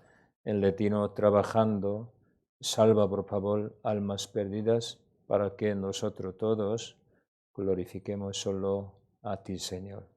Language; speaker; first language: Spanish; non-native, learner; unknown